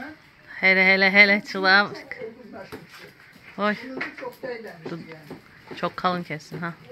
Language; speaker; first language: Turkish; native; Turkish